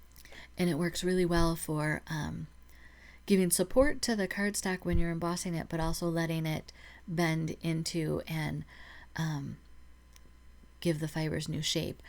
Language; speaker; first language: English; native; English